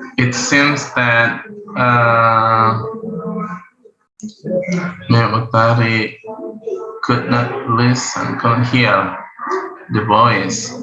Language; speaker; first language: English; non-native, learner; Indonesian